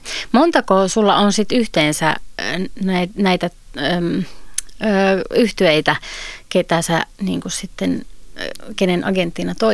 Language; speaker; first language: Finnish; native; Finnish